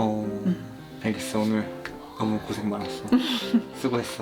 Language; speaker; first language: Korean; native; Korean